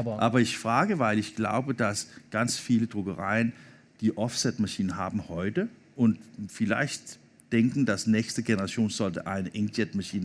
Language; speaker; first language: German; non-native, learner; Danish